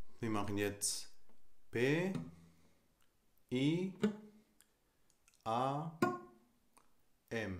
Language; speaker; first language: German; non-native, fluent; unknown